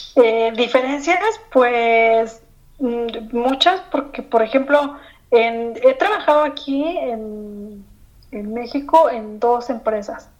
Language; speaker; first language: Spanish; native; Spanish